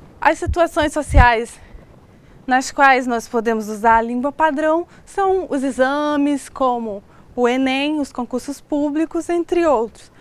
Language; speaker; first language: Portuguese; native; Portuguese